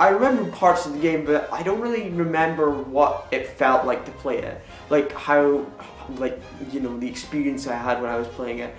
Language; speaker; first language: English; native; English